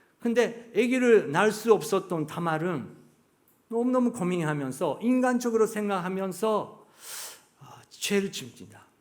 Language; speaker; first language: Korean; non-native, fluent; Japanese